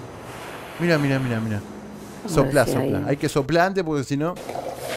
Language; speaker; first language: Spanish; native; Spanish